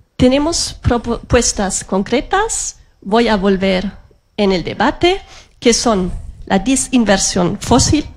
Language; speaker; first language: Spanish; non-native, fluent; German